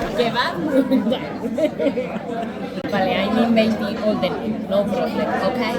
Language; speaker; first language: English; non-native, learner; Spanish